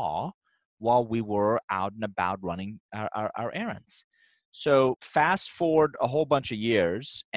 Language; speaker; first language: English; non-native, fluent; Persian